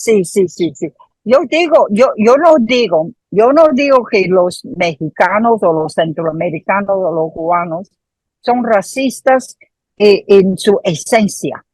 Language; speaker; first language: Spanish; non-native, fluent; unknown